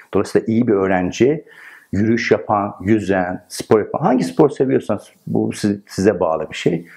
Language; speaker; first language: Turkish; non-native, fluent; Persian